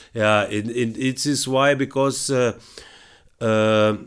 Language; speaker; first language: English; non-native, fluent; Slovenian